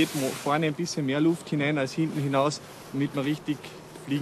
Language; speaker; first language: German; native; German